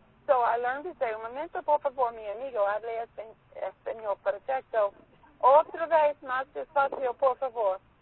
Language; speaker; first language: Spanish; non-native, learner; English